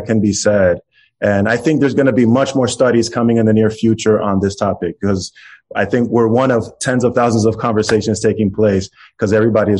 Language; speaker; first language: English; native; English